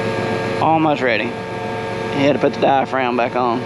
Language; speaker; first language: English; native; English